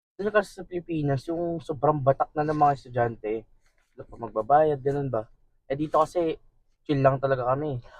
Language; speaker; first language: Filipino; native; Filipino